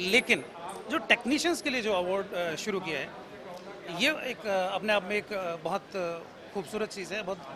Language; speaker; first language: Hindi; native; Hindi